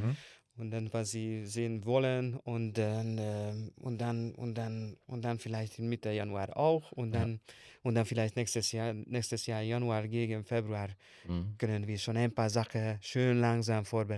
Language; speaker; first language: German; non-native, learner; Hungarian